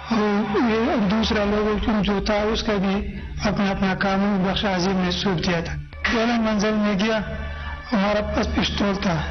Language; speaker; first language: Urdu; non-native, local second language; Pashto